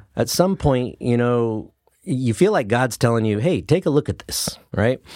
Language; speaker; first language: English; native; English